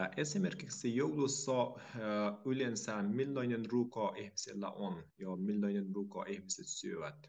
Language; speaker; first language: Finnish; non-native, learner; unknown